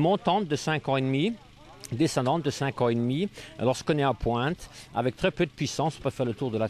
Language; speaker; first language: French; native; French